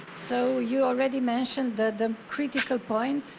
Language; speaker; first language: English; non-native, fluent; Slovenian